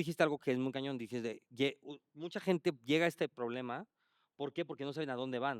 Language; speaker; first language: Spanish; native; Spanish